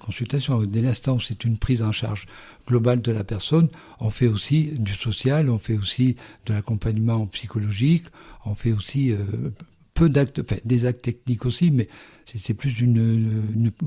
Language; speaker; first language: French; native; French